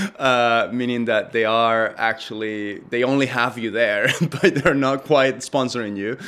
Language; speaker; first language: English; non-native, fluent; Spanish